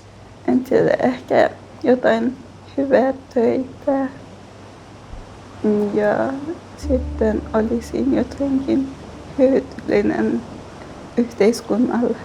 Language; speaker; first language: Finnish; non-native, fluent; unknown